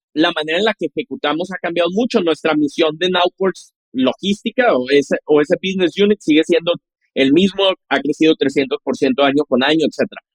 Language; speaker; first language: Spanish; native; Spanish